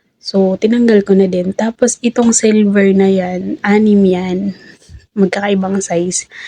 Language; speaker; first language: Filipino; native; Filipino